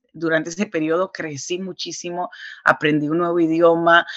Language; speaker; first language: Spanish; early bilingual, heritage; Spanish